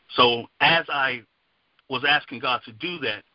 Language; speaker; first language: English; native; English